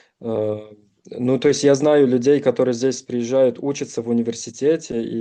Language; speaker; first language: Russian; native; Russian